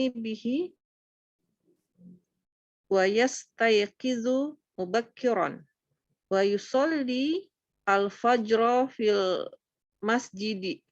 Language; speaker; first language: Arabic; non-native, learner; Indonesian